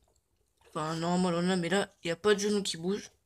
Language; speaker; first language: French; native; French